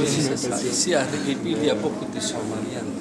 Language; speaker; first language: French; non-native, fluent; Somali